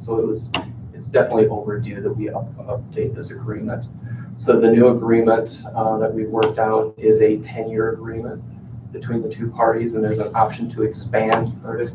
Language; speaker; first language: English; native; English